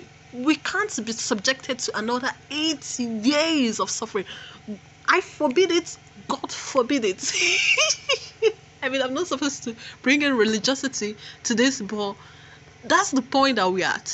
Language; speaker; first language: English; non-native, local second language; Igbo